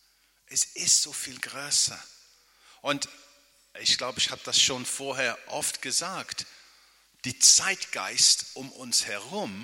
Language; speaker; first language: German; non-native, fluent; English